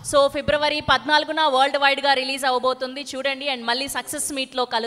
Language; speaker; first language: Telugu; native; Telugu